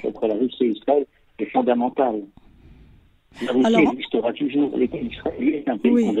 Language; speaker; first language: French; native; French